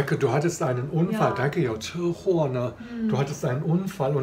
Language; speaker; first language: German; non-native, fluent; Chinese